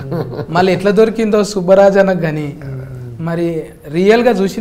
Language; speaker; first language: Telugu; native; Telugu